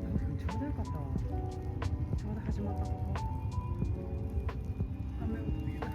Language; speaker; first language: Japanese; native; Japanese